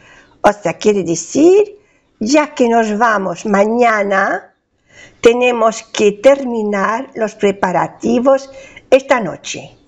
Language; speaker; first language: Spanish; non-native, fluent; French